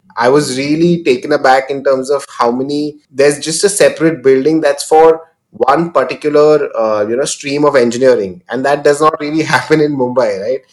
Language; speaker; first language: English; non-native, local second language; Hindi